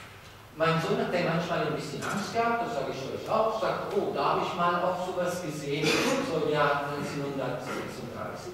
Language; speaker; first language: German; non-native, fluent; Italian